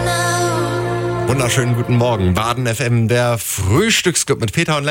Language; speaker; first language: German; native; German